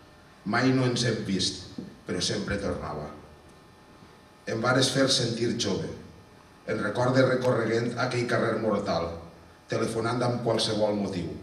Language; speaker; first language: Catalan; native; Catalan